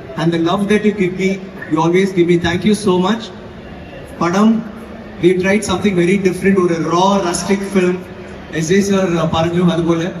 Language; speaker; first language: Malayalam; non-native, learner; Tamil